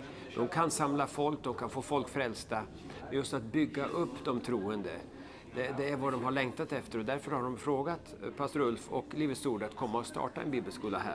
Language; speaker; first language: Swedish; native; Swedish